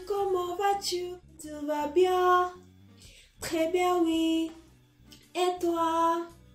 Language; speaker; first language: French; non-native, learner; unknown